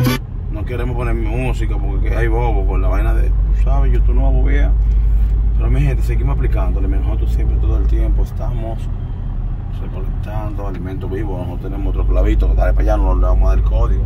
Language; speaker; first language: Spanish; native; Spanish